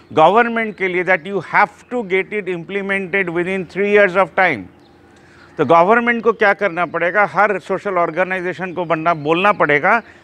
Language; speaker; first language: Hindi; non-native, local second language; Bangla